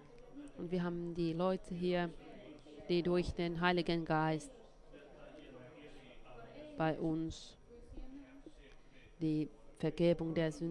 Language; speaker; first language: German; non-native, fluent; Finnish